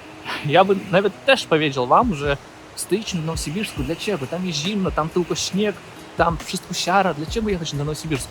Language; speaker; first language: Polish; non-native, learner; Russian